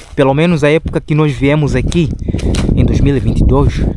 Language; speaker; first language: Portuguese; non-native, local second language; Shona